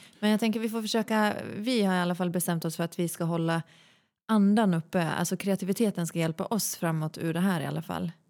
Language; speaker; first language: Swedish; native; Swedish